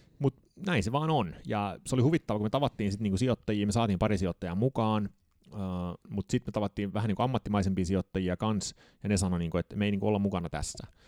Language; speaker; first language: Finnish; early bilingual, heritage; Finnish